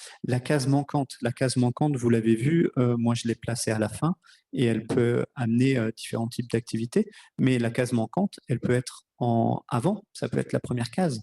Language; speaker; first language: French; native; French